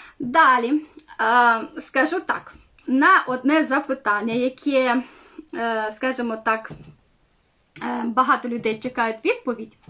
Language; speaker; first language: Ukrainian; non-native, local second language; Romanian